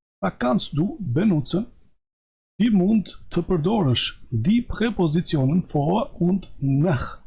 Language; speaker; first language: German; non-native, fluent; Albanian